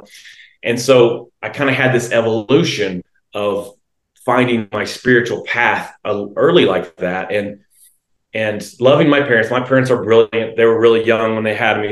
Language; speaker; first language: English; native; English